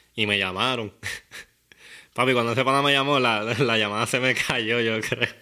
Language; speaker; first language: Spanish; native; Spanish